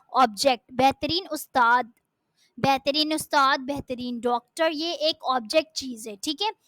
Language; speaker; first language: Urdu; native; Urdu